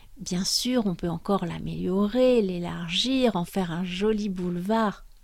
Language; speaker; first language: French; native; French